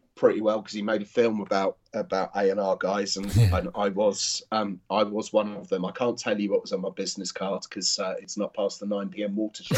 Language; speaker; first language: English; native; English